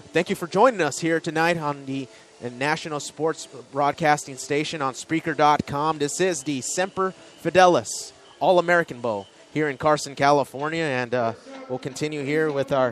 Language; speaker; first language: English; native; English